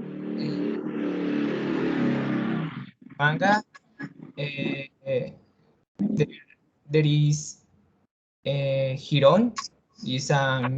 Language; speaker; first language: English; non-native, learner; Spanish